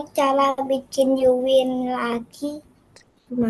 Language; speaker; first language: Indonesian; native; Indonesian